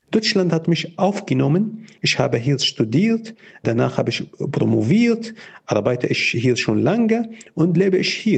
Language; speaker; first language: German; non-native, fluent; Arabic